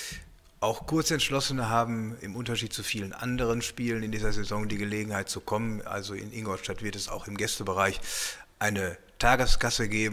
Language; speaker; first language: German; native; German